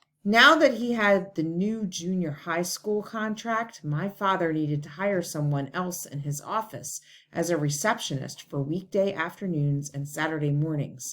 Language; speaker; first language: English; native; English